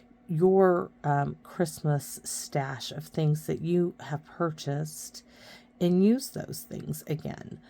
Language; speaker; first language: English; native; English